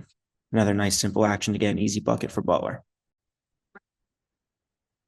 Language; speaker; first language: English; native; English